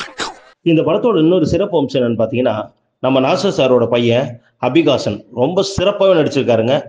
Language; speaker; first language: Tamil; native; Tamil